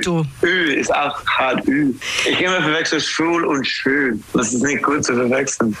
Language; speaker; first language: German; non-native, learner; English